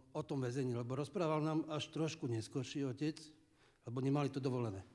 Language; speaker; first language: Slovak; native; Slovak